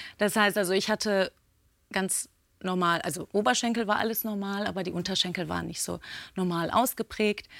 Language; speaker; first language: German; early bilingual, other home language; Turkish